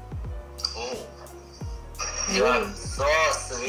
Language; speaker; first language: English; non-native, learner; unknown